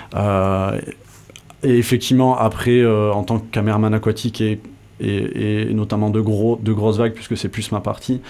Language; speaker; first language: French; native; French